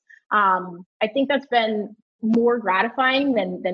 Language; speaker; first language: English; native; English